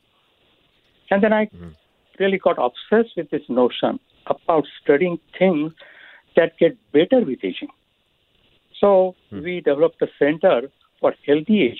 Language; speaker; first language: English; non-native, local second language; Marathi